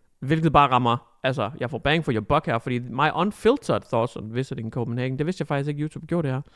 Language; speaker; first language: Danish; native; Danish